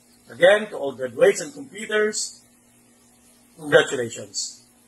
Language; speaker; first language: English; non-native, local second language; Chavacano